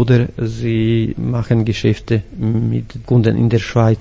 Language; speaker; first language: German; non-native, fluent; Slovak